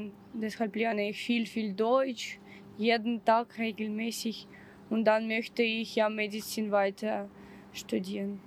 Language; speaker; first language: German; non-native, fluent; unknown